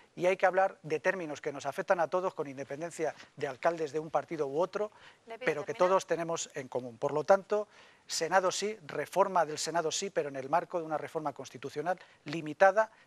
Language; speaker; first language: Spanish; native; Spanish